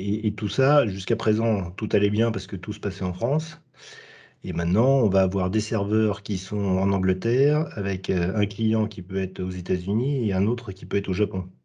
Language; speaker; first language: French; native; French